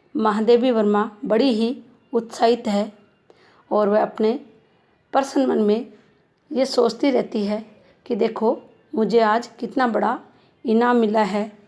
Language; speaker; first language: Hindi; native; Hindi